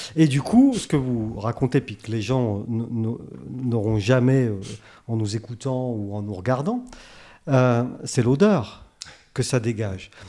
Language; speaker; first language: French; native; French